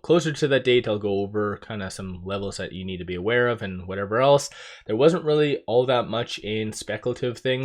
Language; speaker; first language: English; native; English